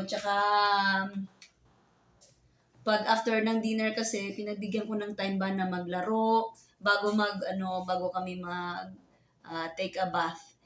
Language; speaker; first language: Filipino; native; Filipino